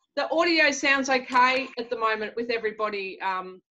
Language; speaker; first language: English; native; English